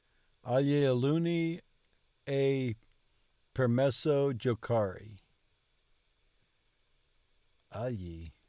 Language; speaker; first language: Italian; non-native, learner; English